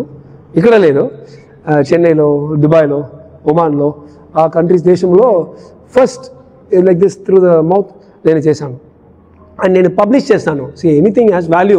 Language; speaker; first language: Telugu; non-native, learner; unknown